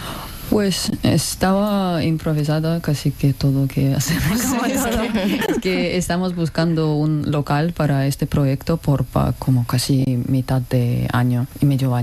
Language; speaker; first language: Spanish; non-native, learner; Russian